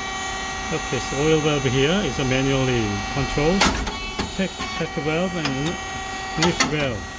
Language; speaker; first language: English; non-native, learner; Korean